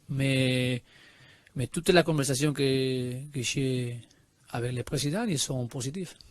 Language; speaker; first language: French; non-native, learner; Spanish